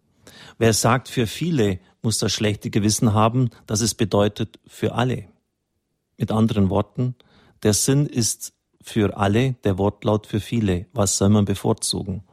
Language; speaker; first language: German; native; German